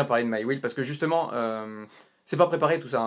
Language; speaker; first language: French; native; French